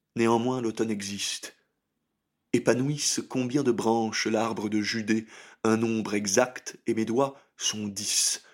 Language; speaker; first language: French; native; French